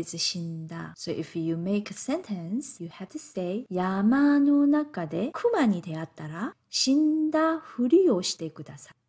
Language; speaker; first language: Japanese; non-native, fluent; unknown